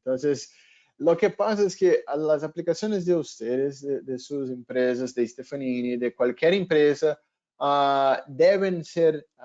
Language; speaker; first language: Spanish; non-native, fluent; Portuguese